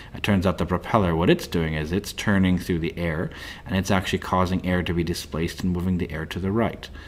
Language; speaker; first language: English; native; English